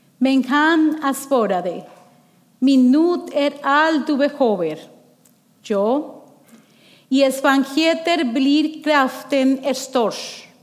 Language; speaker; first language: Swedish; non-native, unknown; Spanish